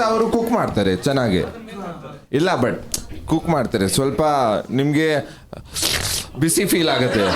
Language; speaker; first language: Kannada; non-native, local second language; Punjabi